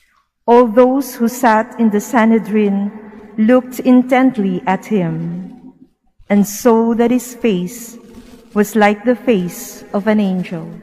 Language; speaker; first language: English; non-native, local second language; Filipino